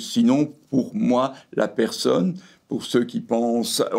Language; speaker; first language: French; native; French